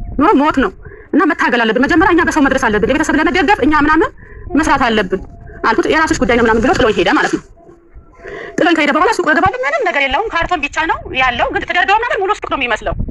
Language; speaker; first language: Amharic; non-native, local second language; Sebat Bet Gurage